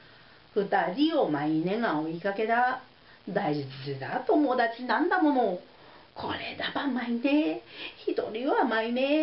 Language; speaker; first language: Japanese; native; Japanese